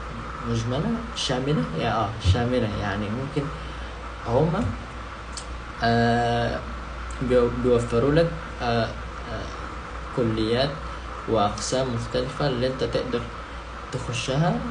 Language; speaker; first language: Arabic; non-native, fluent; Indonesian